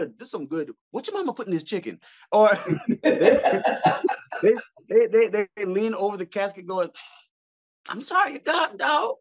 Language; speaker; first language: English; native; English